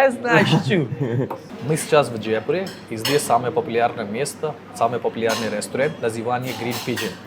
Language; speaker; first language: Russian; non-native, learner; Hindi